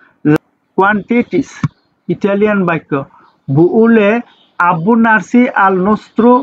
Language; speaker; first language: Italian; non-native, fluent; Bangla